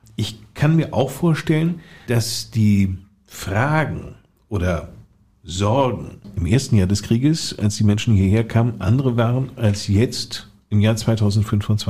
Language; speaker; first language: German; native; German